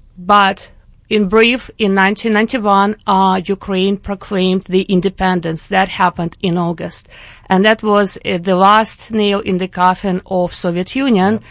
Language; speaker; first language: English; non-native, fluent; Ukrainian